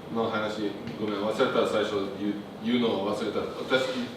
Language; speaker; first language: Japanese; non-native, learner; English